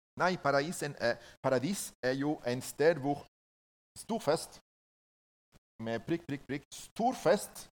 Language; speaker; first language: Norwegian; non-native, learner; Spanish